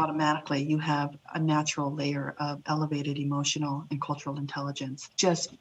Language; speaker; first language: English; early bilingual, other home language; Lao